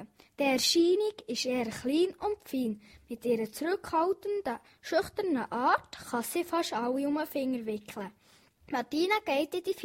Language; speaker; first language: German; native; German